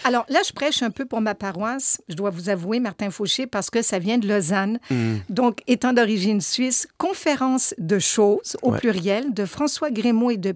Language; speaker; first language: French; native; French